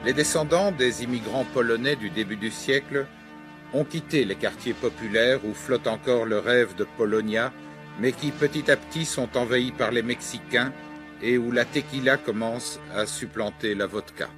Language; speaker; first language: French; native; French